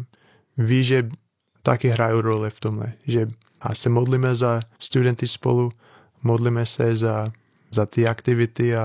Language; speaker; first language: Czech; non-native, fluent; English